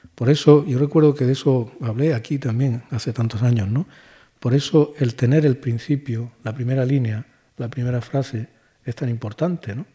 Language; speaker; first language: Spanish; native; Spanish